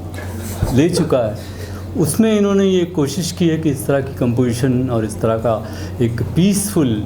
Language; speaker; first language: Hindi; native; Hindi